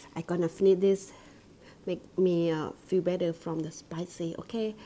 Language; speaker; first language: English; non-native, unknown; Thai